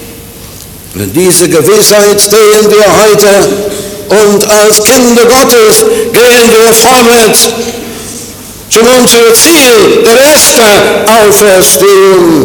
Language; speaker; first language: German; non-native, fluent; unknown